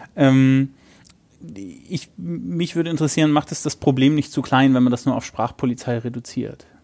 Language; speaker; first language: German; native; German